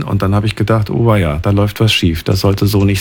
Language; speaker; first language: German; native; German